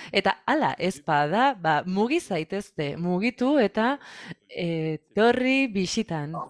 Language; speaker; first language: Basque; non-native, fluent; French